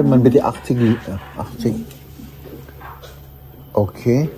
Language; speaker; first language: German; non-native, learner; Filipino